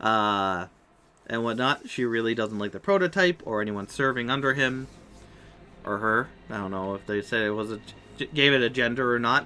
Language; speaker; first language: English; native; English